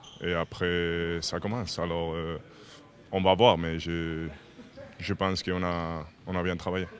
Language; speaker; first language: French; non-native, learner; Spanish